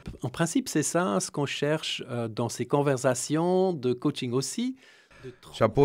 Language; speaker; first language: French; non-native, fluent; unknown